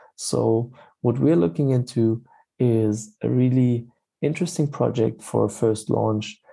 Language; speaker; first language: English; non-native, fluent; German